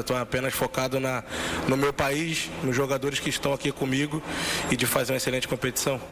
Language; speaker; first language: Spanish; non-native, learner; Portuguese